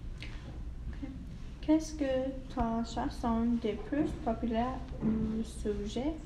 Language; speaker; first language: French; non-native, learner; English